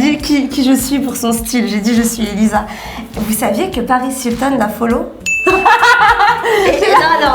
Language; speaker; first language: French; native; French